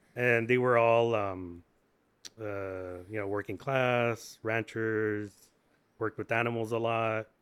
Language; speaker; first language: English; native; English